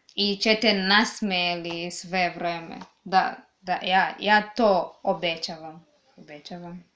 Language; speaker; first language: Serbian; non-native, learner; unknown